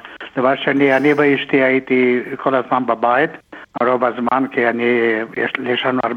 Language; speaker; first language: Hebrew; non-native, fluent; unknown